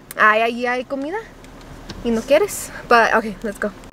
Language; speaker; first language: Spanish; early bilingual, heritage; Spanish